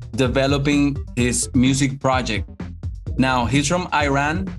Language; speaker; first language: English; non-native, fluent; Spanish